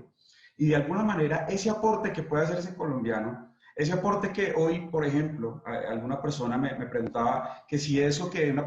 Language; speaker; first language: Spanish; native; Spanish